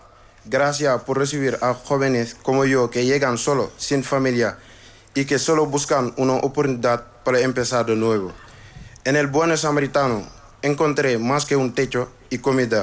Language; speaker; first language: Spanish; non-native, learner; Wolof